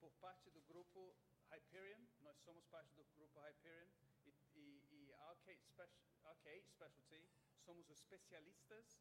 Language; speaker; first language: Portuguese; non-native, fluent; English